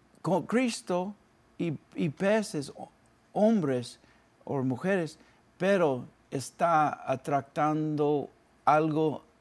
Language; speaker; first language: Spanish; early bilingual, heritage; Spanish